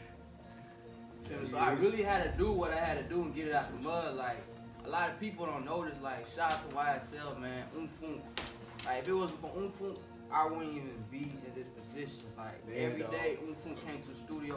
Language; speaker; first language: English; non-native, fluent; Haitian Creole